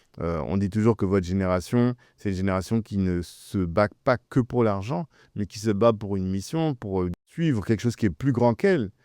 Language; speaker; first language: French; early bilingual, other home language; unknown